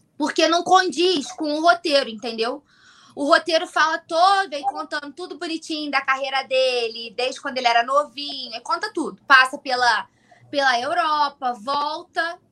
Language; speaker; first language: Portuguese; native; Portuguese